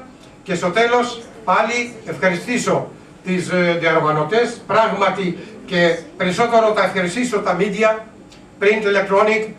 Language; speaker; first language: Greek; non-native, learner; Urdu